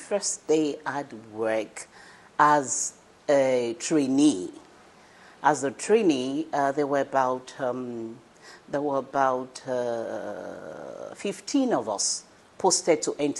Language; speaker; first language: English; non-native, local second language; Yoruba